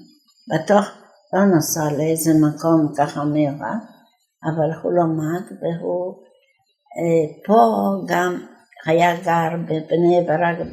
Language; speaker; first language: Hebrew; non-native, fluent; Yiddish